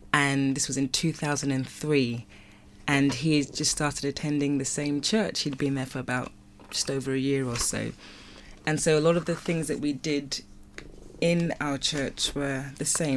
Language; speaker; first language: English; native; English